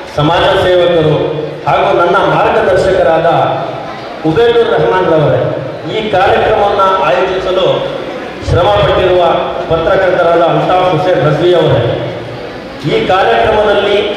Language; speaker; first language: Kannada; non-native, local second language; Urdu